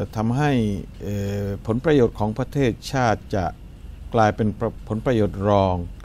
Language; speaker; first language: Thai; non-native, local second language; Pattani Malay